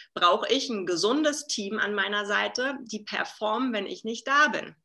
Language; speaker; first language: German; native; German